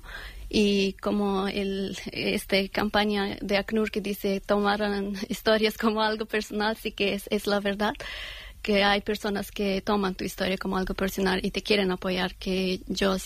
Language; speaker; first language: Spanish; non-native, learner; Persian